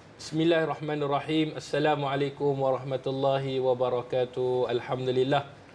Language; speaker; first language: Malay; native; Malay